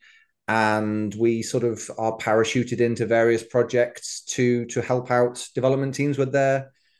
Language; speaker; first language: English; native; English